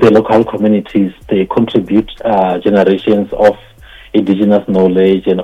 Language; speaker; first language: English; non-native, local second language; Northern Sotho